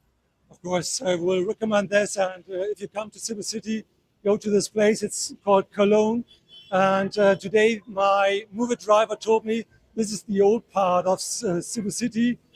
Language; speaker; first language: English; non-native, fluent; German